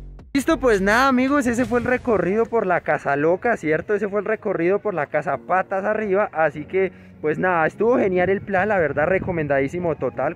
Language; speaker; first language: Spanish; native; Spanish